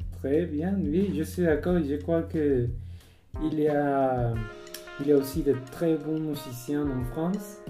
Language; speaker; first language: French; non-native, fluent; Spanish